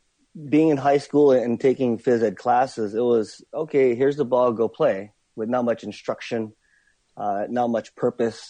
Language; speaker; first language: English; native; English